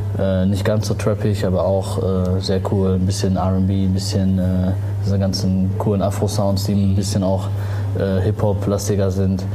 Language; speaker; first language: German; early bilingual, other home language; Arabic